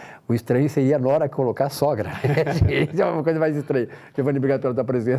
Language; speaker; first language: Portuguese; native; Portuguese